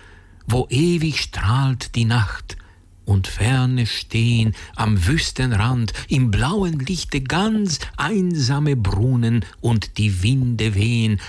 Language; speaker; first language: German; native; German